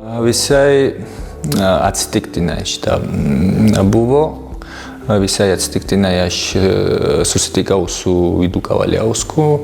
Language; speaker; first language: Lithuanian; non-native, fluent; Georgian